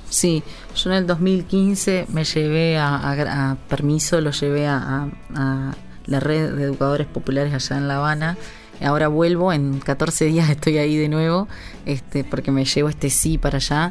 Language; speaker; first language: Spanish; native; Spanish